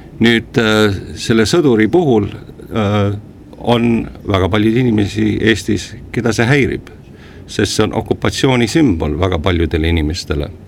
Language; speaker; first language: Estonian; native; Estonian